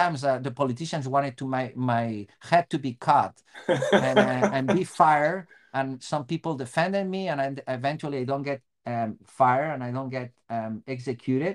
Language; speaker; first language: English; non-native, fluent; Spanish